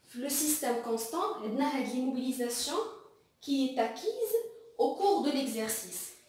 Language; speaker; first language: French; non-native, local second language; Arabic